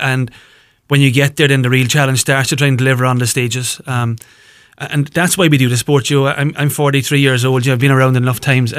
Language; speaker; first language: English; native; English